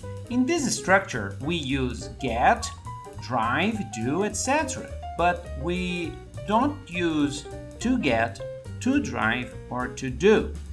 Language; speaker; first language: English; non-native, fluent; Portuguese